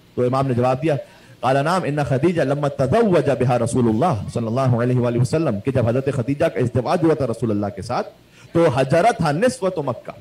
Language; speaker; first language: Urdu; native; Urdu